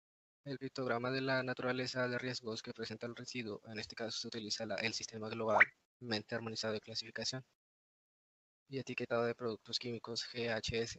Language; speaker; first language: Spanish; native; Spanish